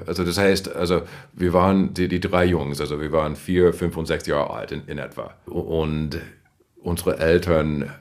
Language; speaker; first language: German; non-native, fluent; English